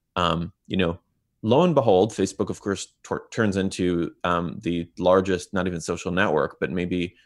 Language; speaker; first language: English; non-native, fluent; Hebrew